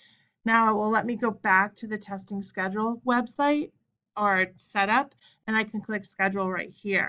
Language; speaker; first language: English; native; English